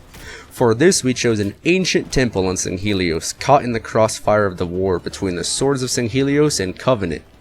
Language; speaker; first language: English; native; English